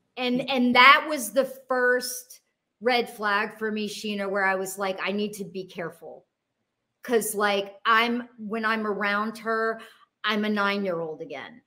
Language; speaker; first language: English; native; English